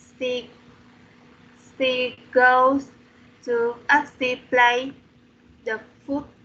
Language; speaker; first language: English; non-native, learner; Vietnamese